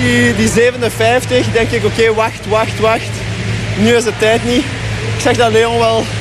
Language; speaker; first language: Dutch; non-native, local second language; French